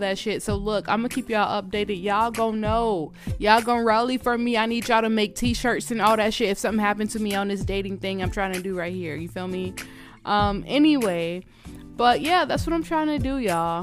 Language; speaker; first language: English; native; English